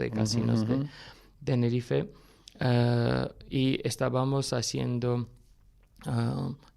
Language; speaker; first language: Spanish; non-native, fluent; Armenian